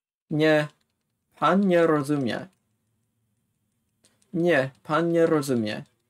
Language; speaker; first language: Polish; non-native, learner; English